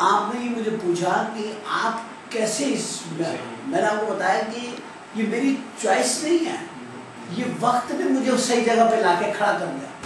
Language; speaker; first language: Urdu; native; Urdu